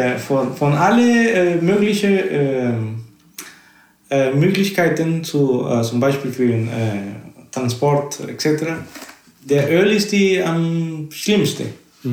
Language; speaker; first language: German; non-native, fluent; Spanish